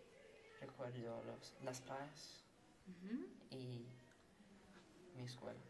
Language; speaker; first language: Spanish; non-native, learner; English